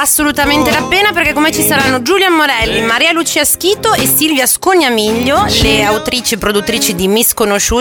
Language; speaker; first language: Italian; native; Italian